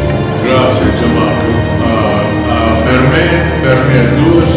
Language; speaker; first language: Italian; non-native, learner; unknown